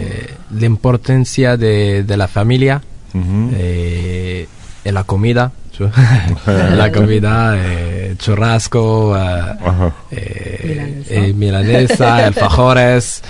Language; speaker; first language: Spanish; non-native, learner; Arabic